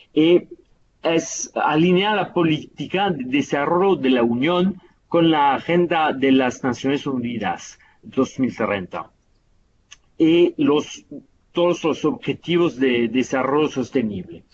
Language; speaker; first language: Spanish; non-native, fluent; Italian